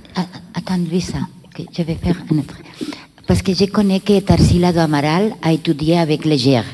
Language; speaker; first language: French; non-native, learner; Catalan